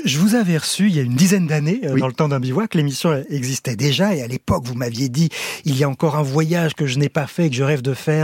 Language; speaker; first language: French; native; French